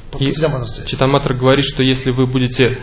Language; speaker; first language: Russian; native; Russian